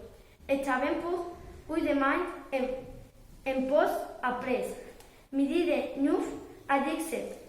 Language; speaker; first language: French; non-native, learner; Spanish